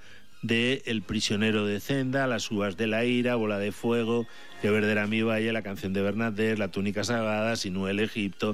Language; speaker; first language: Spanish; native; Spanish